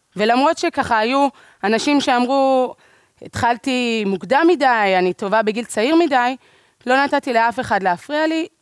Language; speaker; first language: Hebrew; native; Hebrew